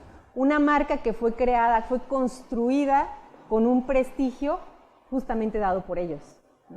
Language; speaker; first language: Spanish; native; Spanish